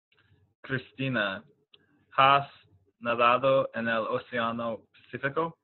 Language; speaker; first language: Spanish; non-native, learner; English